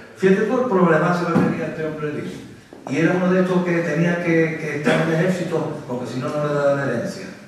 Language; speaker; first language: Spanish; native; Spanish